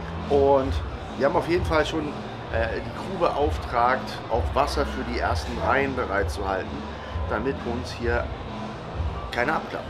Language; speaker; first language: German; native; German